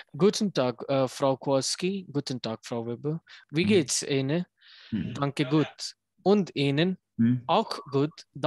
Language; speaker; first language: German; non-native, learner; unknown